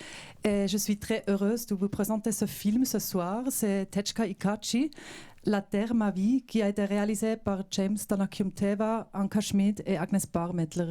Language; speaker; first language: French; non-native, local second language; German